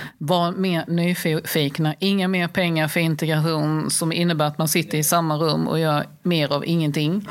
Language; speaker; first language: Swedish; early bilingual, other home language; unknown